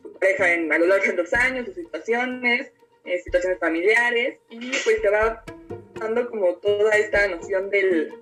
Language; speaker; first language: Spanish; native; Spanish